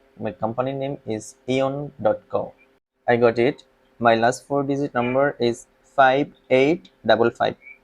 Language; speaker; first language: English; non-native, local second language; Bangla